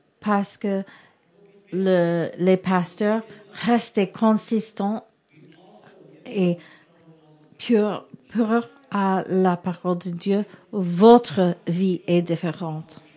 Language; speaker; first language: French; non-native, learner; English